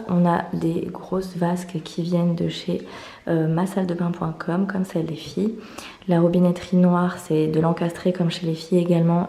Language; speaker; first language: French; native; French